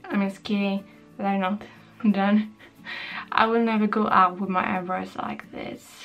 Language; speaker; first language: English; non-native, fluent; Swedish